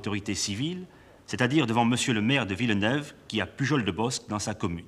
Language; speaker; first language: French; native; French